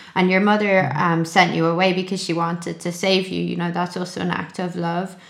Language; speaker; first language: English; native; English